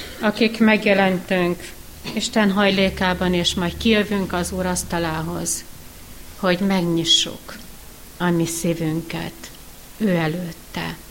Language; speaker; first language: Hungarian; native; Hungarian